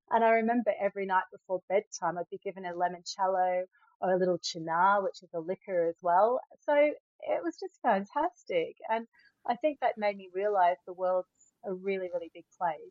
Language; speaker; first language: English; native; English